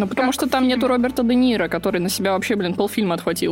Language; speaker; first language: Russian; native; Russian